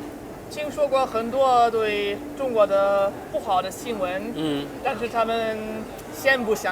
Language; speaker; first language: Chinese; non-native, fluent; German